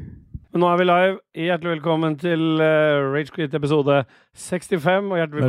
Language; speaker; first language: Norwegian; native; Norwegian